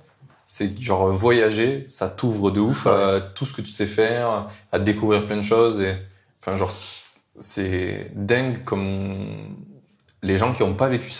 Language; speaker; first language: French; native; French